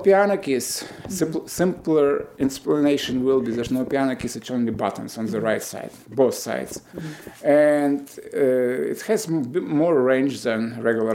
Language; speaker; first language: English; non-native, fluent; Romanian